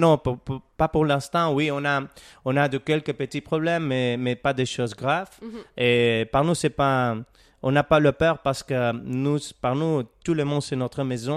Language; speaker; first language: French; non-native, learner; Catalan